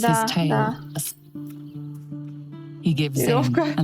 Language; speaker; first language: Russian; native; Russian